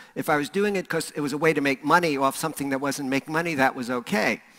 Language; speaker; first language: English; native; English